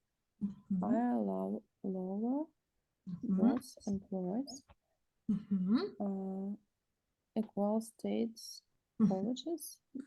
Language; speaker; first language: English; non-native, learner; Russian